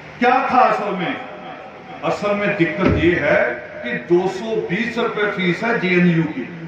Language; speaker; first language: Hindi; non-native, local second language; Punjabi